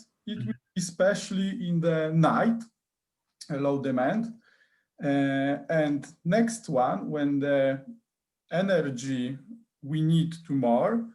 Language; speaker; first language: English; non-native, learner; Polish